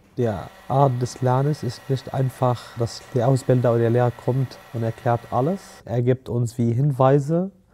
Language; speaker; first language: German; non-native, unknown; Arabic